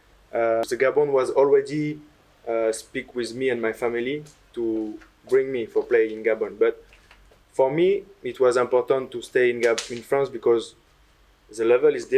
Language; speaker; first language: English; non-native, learner; French